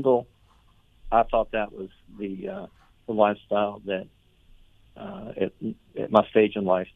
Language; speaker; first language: English; native; English